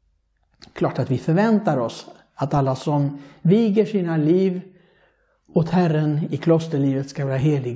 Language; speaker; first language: Swedish; non-native, fluent; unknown